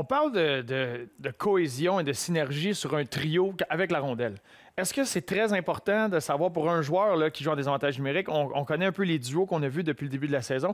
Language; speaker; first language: French; native; French